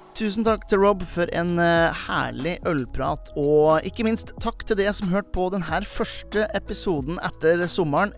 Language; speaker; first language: Norwegian; native; Norwegian